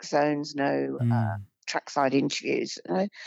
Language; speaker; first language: English; native; English